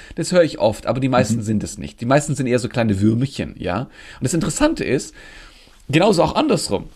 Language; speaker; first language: German; non-native, local second language; Greek